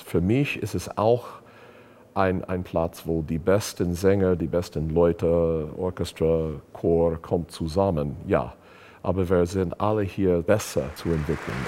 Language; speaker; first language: German; non-native, learner; English